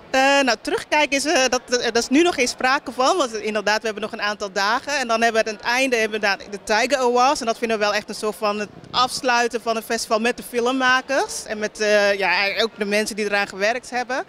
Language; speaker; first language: Dutch; native; Dutch